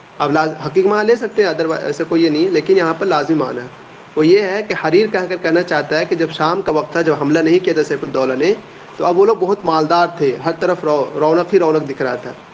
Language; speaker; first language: Urdu; native; Urdu